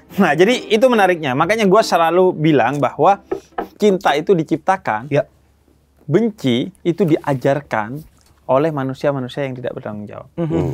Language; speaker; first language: Indonesian; native; Indonesian